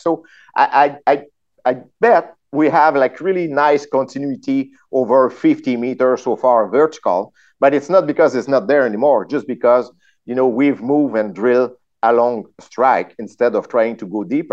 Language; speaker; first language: English; non-native, fluent; French